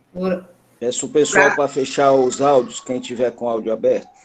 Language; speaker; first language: Portuguese; native; Portuguese